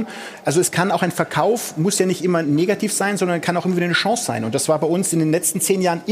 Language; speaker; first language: German; native; German